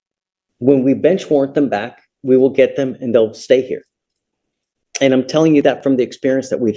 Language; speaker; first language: English; native; English